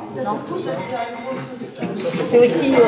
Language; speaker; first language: French; native; French